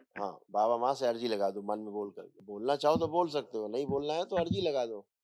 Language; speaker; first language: Hindi; native; Hindi